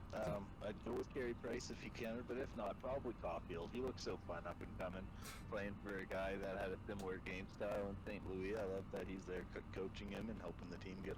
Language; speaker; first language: English; native; English